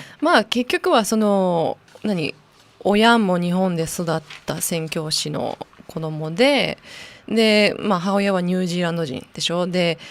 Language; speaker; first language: Japanese; non-native, local second language; English